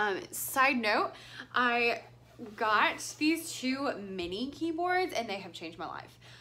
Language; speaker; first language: English; native; English